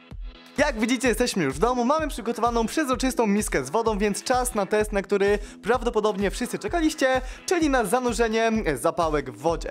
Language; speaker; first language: Polish; native; Polish